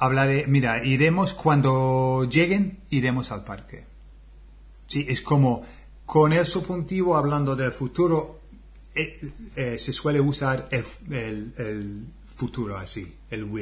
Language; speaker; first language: Spanish; non-native, fluent; English